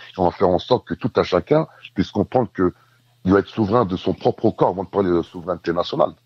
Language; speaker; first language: French; native; French